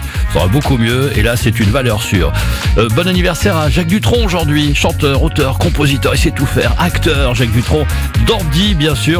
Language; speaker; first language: French; native; French